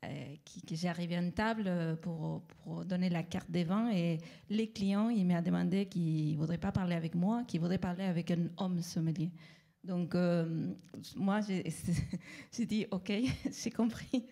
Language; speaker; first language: French; non-native, fluent; Spanish